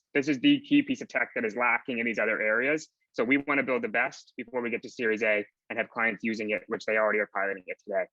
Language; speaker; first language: English; native; English